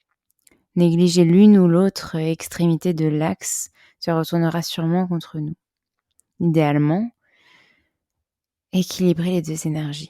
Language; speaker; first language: French; native; French